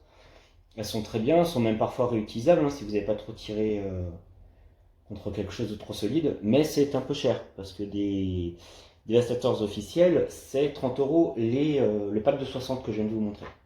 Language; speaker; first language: French; native; French